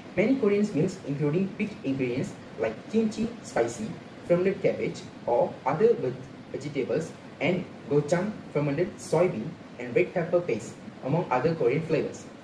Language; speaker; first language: English; non-native, local second language; Tamil